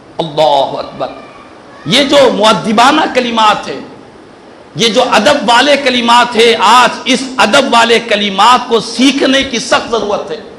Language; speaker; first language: Urdu; native; Urdu